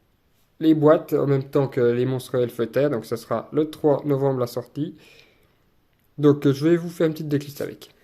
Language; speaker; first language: French; native; French